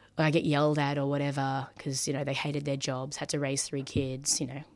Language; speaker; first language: English; early bilingual, other home language; Maltese